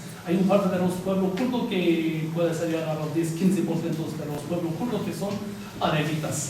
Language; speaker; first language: Spanish; non-native, fluent; Kurdish